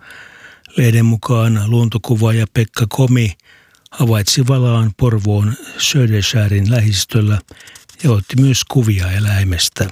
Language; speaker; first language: Finnish; native; Finnish